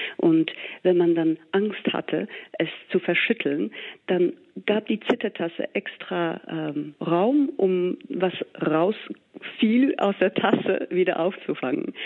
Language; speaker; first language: German; non-native, fluent; English